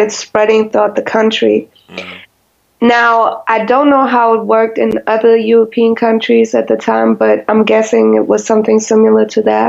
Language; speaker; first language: English; non-native, fluent; German